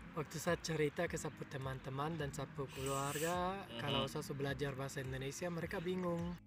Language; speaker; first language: Indonesian; non-native, fluent; German